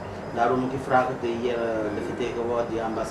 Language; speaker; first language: Dutch; non-native, learner; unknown